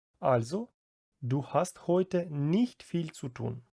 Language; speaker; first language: German; non-native, fluent; Ukrainian